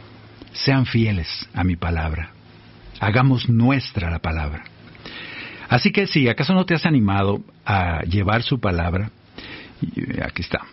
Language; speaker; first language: Spanish; native; Spanish